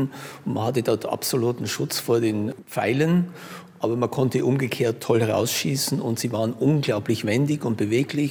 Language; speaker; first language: German; native; German